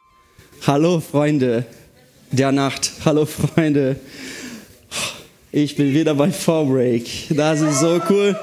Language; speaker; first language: German; non-native, fluent; Portuguese